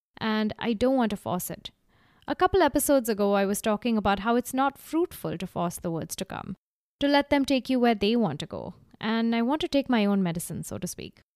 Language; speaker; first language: English; non-native, local second language; Gujarati